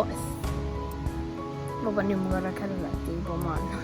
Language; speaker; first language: Welsh; native; Welsh